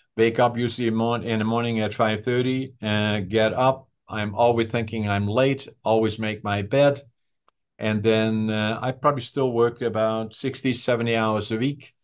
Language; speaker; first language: English; non-native, fluent; Dutch